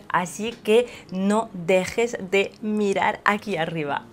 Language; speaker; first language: Spanish; non-native, fluent; French